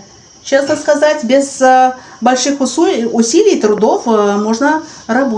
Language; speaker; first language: Russian; native; Russian